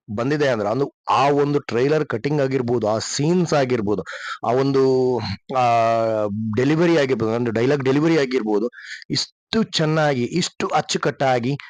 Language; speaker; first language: Kannada; non-native, local second language; Tulu